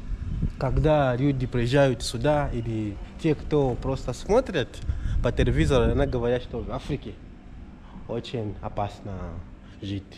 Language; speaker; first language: Russian; non-native, learner; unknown